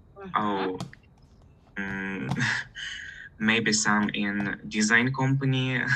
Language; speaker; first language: English; non-native, learner; Russian